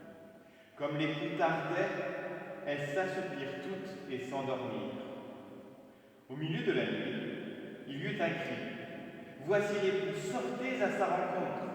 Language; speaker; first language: French; native; French